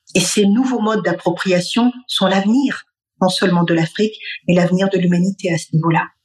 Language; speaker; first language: French; non-native, local second language; Bambara